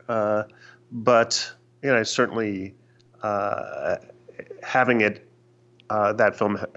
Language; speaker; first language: English; native; English